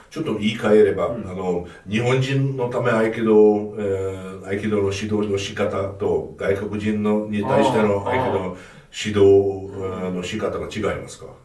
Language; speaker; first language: Japanese; non-native, fluent; Hungarian